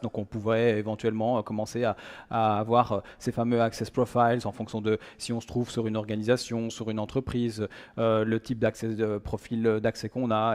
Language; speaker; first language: French; native; French